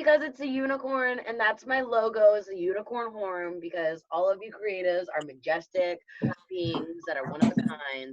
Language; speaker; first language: English; native; English